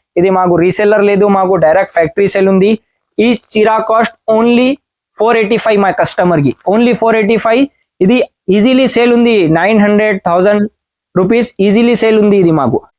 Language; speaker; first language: Telugu; non-native, learner; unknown